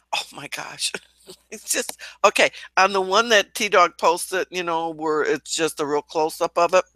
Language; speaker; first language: English; native; English